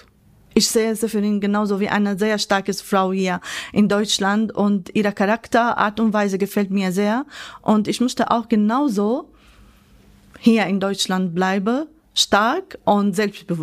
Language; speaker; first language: German; non-native, fluent; Arabic